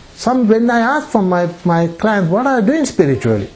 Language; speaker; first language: English; non-native, local second language; Sinhala